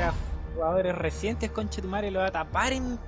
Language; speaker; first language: Spanish; native; Spanish